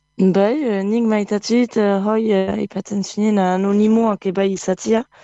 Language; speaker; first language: Basque; native; Basque